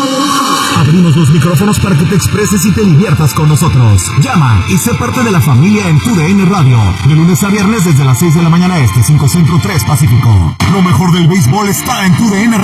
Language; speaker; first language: Spanish; native; Spanish